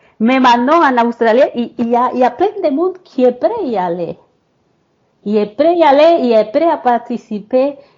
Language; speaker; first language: French; non-native, fluent; Spanish